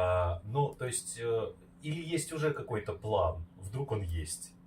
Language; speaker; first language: Russian; native; Russian